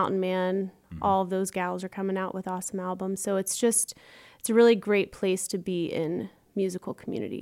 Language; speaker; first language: English; native; English